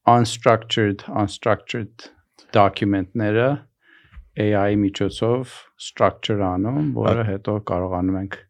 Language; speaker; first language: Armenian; early bilingual, heritage; Armenian